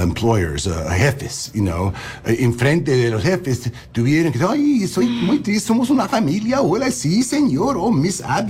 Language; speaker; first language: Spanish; early bilingual, heritage; English